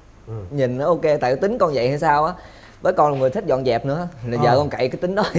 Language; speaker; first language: Vietnamese; native; Vietnamese